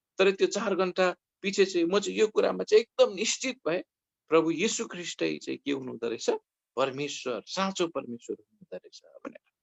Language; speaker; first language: Nepali; native; Nepali